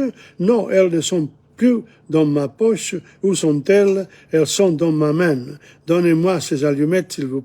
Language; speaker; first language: French; non-native, fluent; English